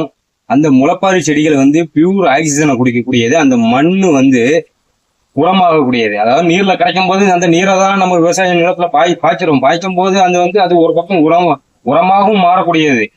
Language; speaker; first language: Tamil; native; Tamil